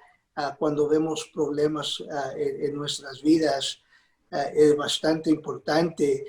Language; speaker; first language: Spanish; early bilingual, heritage; Spanish